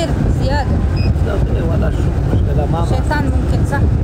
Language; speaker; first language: Arabic; non-native, learner; Pashto